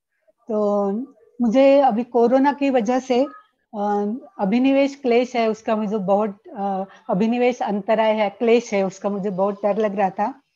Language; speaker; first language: Hindi; non-native, local second language; Marathi